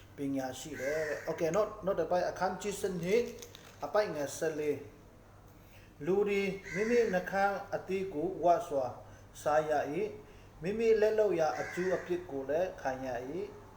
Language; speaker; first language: Burmese; non-native, local second language; Hakha Chin